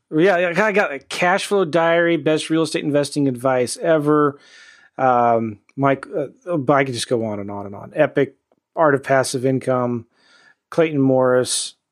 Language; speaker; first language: English; native; English